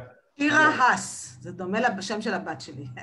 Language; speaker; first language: Hebrew; non-native, fluent; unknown